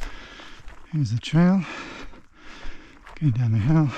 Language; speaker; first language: English; native; English